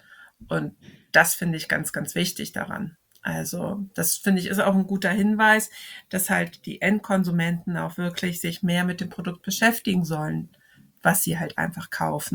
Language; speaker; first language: German; native; German